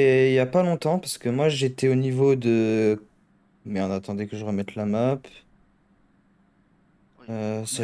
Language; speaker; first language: French; native; French